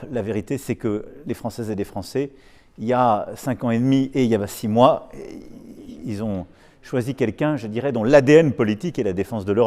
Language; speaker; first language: French; native; French